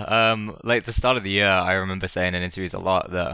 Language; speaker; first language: English; native; English